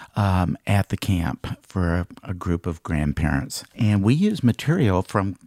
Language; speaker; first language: English; native; English